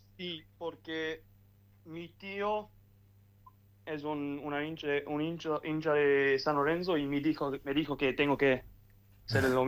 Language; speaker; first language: Spanish; early bilingual, heritage; English